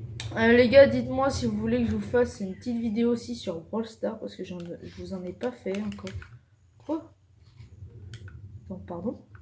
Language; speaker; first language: French; native; French